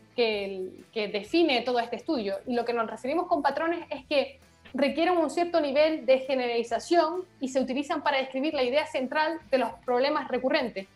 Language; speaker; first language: Spanish; native; Spanish